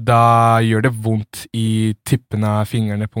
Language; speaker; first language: Norwegian; early bilingual, other home language; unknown